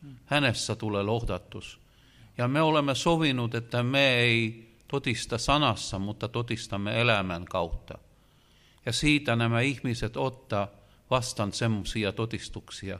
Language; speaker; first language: Finnish; non-native, learner; Russian